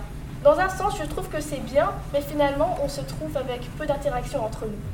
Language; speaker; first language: French; early bilingual, other home language; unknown